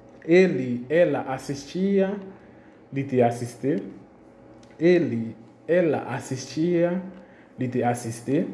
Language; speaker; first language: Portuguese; non-native, fluent; Haitian Creole